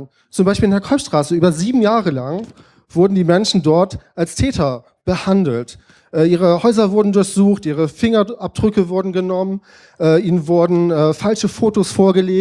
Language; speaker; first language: German; native; German